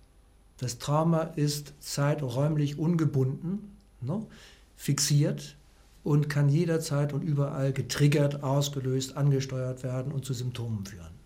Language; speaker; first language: German; native; German